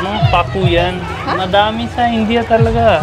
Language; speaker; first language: Filipino; non-native, learner; Punjabi